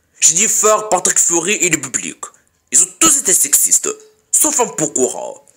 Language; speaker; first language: French; native; French